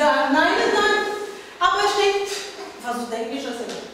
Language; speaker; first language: German; non-native, learner; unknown